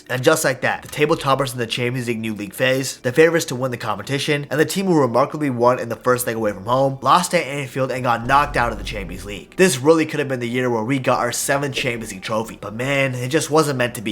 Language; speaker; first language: English; native; English